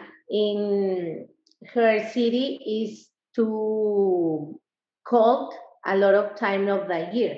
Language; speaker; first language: English; non-native, learner; Spanish